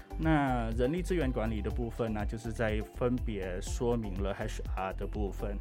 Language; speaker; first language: Chinese; non-native, fluent; Thai